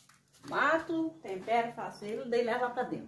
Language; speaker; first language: Portuguese; native; Portuguese